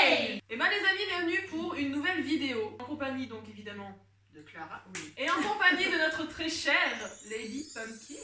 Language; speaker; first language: French; native; French